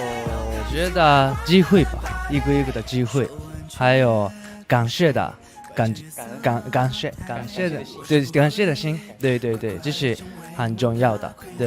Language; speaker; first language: Chinese; non-native, learner; Japanese